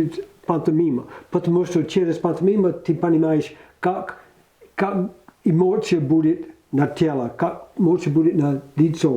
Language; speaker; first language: Russian; non-native, learner; English